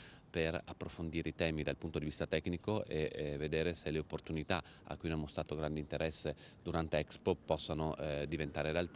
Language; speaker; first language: Italian; native; Italian